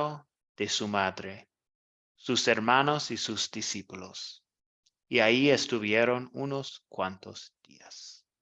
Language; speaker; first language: Spanish; non-native, fluent; English